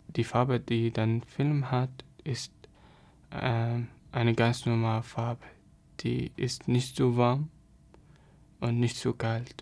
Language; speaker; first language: German; non-native, learner; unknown